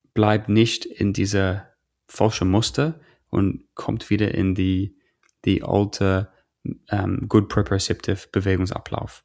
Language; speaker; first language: German; non-native, fluent; English